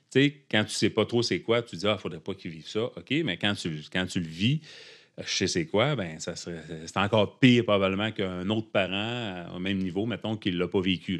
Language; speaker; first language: French; native; French